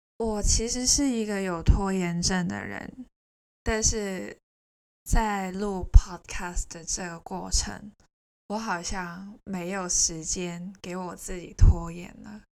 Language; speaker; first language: Chinese; non-native, local second language; Cantonese